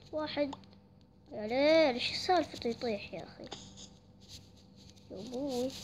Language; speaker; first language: Arabic; native; Arabic